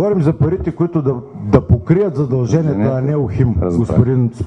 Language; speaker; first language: Bulgarian; native; Bulgarian